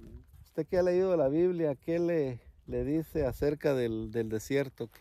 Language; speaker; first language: Spanish; native; Spanish